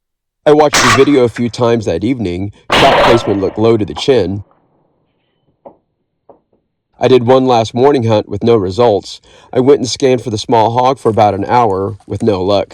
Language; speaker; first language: English; native; English